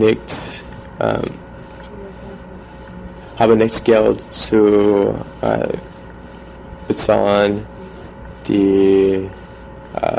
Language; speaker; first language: German; non-native, learner; English